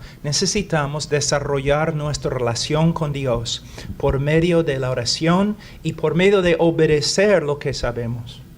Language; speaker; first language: Spanish; non-native, fluent; English